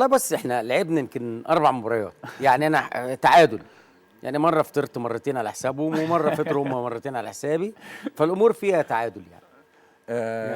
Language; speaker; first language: Arabic; native; Arabic